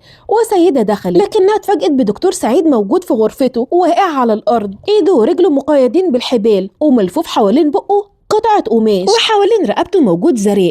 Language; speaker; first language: Arabic; native; Arabic